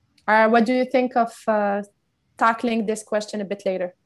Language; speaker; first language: English; non-native, fluent; French